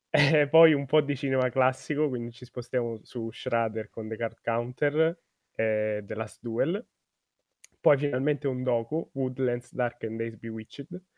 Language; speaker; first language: Italian; native; Italian